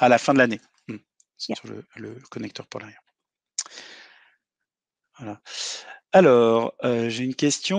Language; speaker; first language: French; native; French